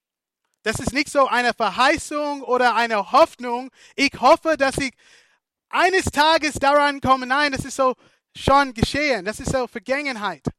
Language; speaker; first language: German; non-native, fluent; English